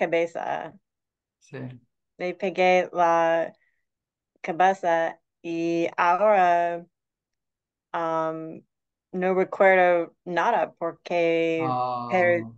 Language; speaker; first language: Spanish; non-native, learner; English